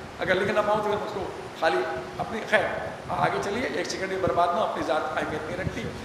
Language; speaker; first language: Urdu; native; Urdu